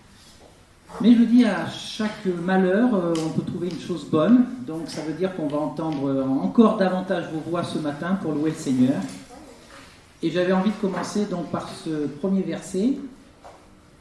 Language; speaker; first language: French; native; French